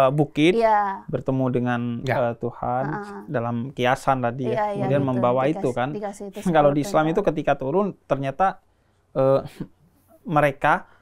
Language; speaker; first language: Indonesian; native; Indonesian